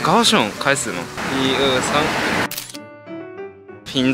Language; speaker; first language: Chinese; early bilingual, heritage; Japanese